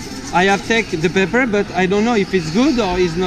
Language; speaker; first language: English; non-native, learner; French